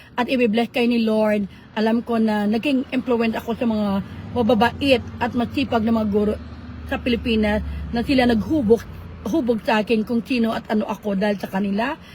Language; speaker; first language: Filipino; native; Filipino